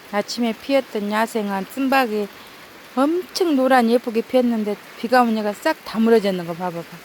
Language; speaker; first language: Korean; native; Korean